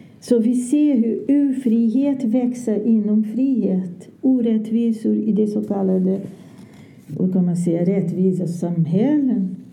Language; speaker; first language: Swedish; non-native, fluent; Portuguese